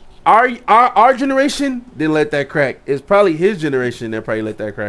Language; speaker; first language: English; native; English